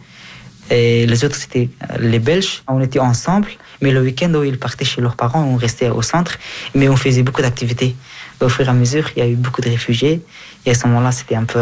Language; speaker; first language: French; early bilingual, other home language; Persian